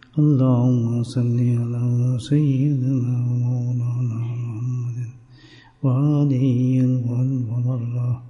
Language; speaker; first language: Urdu; native; Urdu